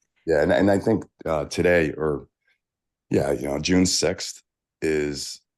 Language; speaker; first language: English; native; English